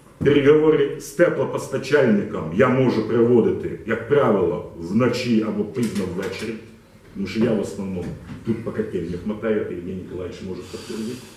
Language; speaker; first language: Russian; non-native, local second language; Ukrainian